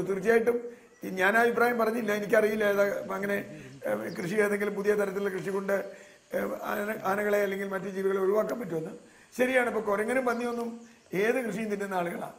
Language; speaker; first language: Malayalam; native; Malayalam